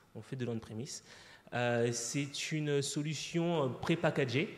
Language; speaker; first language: French; native; French